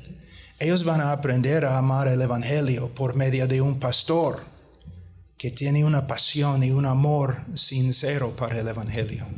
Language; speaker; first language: Spanish; non-native, fluent; English